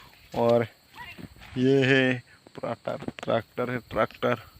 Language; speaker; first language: Hindi; non-native, local second language; Kok Borok